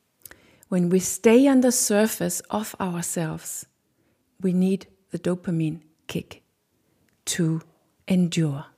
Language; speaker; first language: English; non-native, fluent; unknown